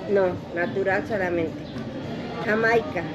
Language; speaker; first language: Spanish; native; Spanish